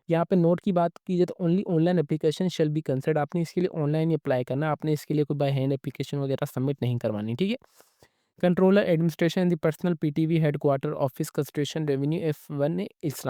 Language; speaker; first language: Hindi; non-native, local second language; Punjabi